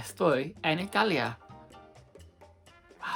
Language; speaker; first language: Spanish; non-native, fluent; English